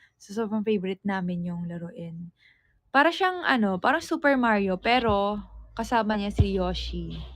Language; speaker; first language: Filipino; native; Filipino